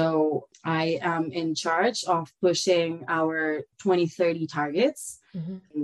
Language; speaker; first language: English; non-native, fluent; Spanish